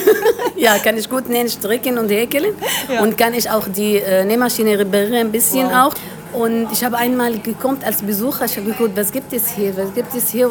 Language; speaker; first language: German; non-native, learner; Arabic